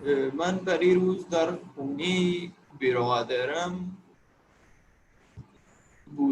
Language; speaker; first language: Persian; non-native, learner; Urdu